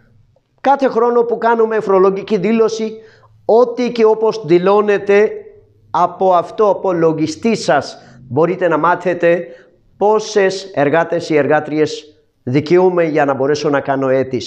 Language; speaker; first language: Greek; non-native, fluent; Urdu